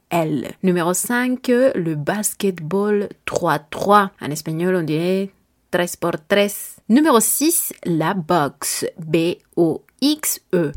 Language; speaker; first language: French; non-native, learner; Spanish